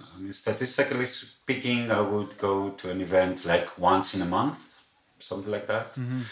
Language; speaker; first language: English; non-native, fluent; Greek